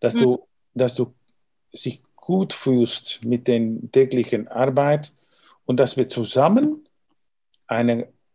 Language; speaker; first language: German; non-native, learner; Dutch